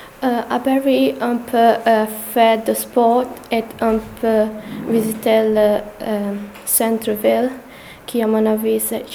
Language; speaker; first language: French; non-native, learner; English